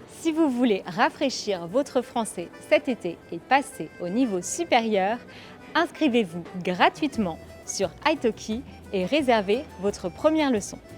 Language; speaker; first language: French; native; French